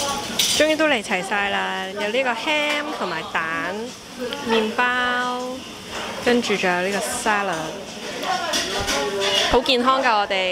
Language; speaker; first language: Cantonese; native; Cantonese